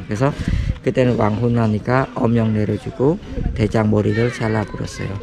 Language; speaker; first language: Korean; non-native, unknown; Khmer